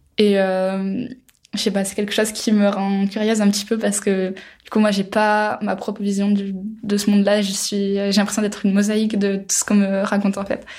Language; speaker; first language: French; native; French